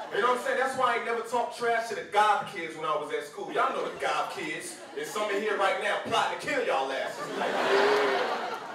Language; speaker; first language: English; native; English